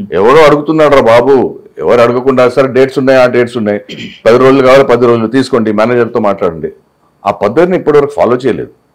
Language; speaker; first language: Telugu; non-native, local second language; Hindi